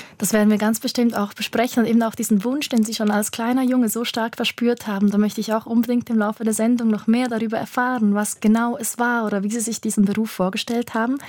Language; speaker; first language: German; native; German